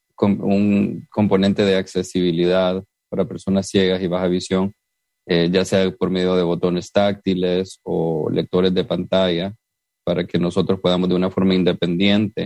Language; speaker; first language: Spanish; native; Spanish